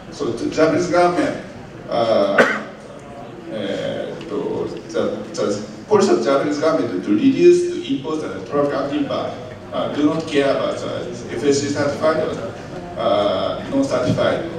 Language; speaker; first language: English; non-native, learner; Japanese